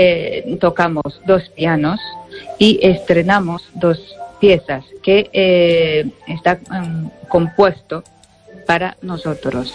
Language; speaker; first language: Spanish; non-native, fluent; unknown